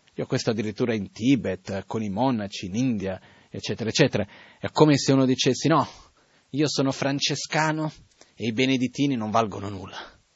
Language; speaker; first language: Italian; non-native, fluent; Portuguese